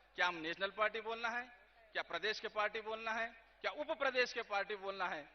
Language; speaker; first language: Hindi; non-native, local second language; Telugu